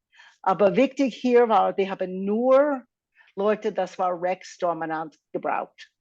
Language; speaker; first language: German; non-native, fluent; English